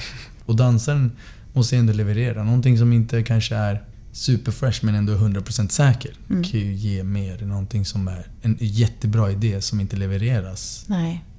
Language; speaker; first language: Swedish; native; Swedish